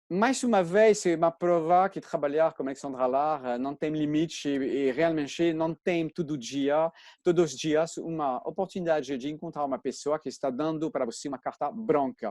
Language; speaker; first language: Portuguese; non-native, fluent; French